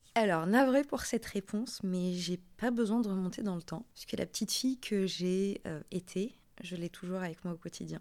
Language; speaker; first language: French; non-native, local second language; Arabic